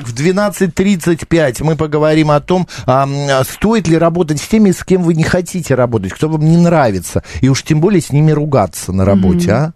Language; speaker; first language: Russian; native; Russian